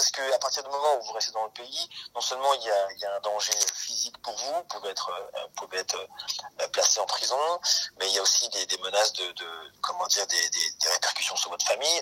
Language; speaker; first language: French; native; French